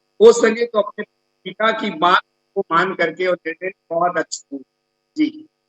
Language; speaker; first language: Hindi; native; Hindi